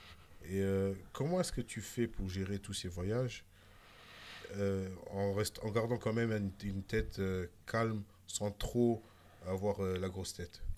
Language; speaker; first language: French; native; French